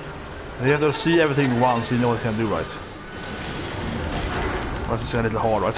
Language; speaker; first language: English; non-native, fluent; Swedish